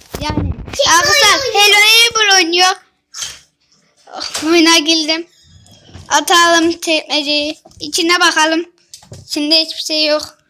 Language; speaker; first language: Turkish; native; Turkish